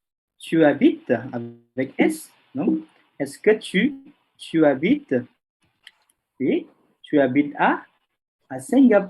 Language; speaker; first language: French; non-native, fluent; Indonesian